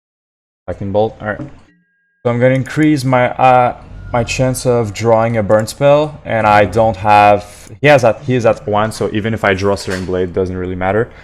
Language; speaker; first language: English; non-native, fluent; French